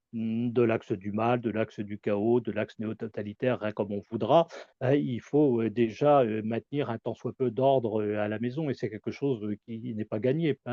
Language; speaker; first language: French; native; French